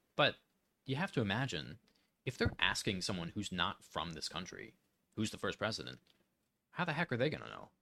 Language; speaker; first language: English; native; English